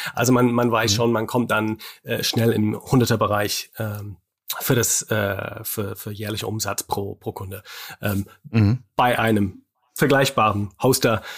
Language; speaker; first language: German; non-native, fluent; English